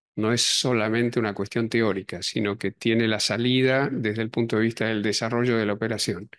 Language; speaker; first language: Spanish; native; Spanish